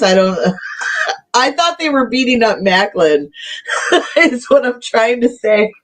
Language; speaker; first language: English; native; English